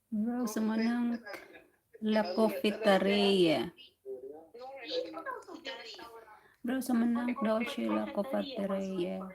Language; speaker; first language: Romanian; non-native, learner; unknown